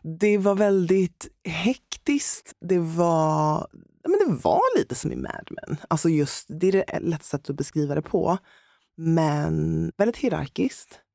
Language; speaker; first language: Swedish; native; Swedish